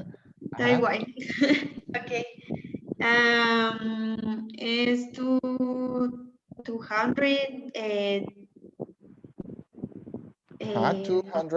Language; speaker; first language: English; non-native, learner; Spanish